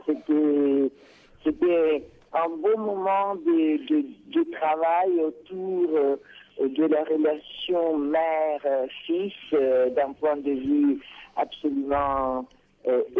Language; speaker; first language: French; non-native, fluent; Spanish